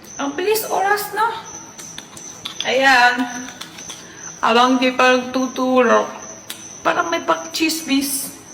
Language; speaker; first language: Filipino; non-native, learner; Chinese